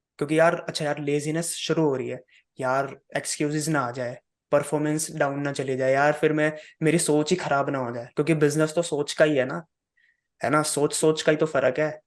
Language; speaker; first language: Hindi; native; Hindi